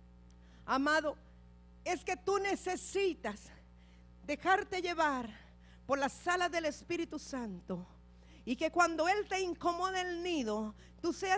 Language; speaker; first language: Spanish; native; Spanish